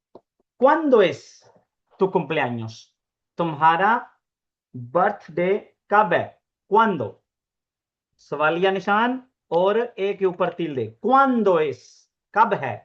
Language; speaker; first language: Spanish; non-native, fluent; Urdu